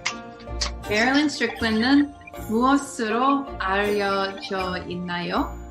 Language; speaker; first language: Korean; non-native, learner; English